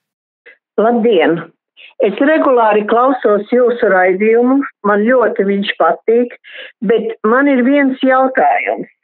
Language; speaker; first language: Latvian; non-native, local second language; Russian